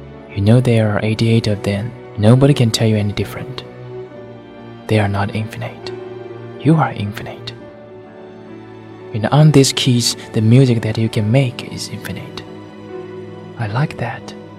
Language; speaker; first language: English; non-native, fluent; Chinese